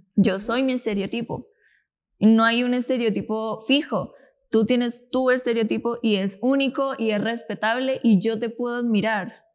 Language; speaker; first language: Spanish; native; Spanish